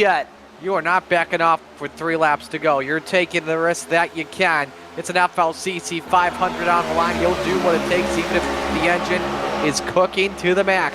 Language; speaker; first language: English; native; English